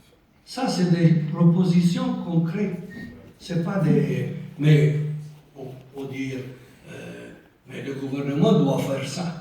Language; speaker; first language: French; non-native, local second language; Italian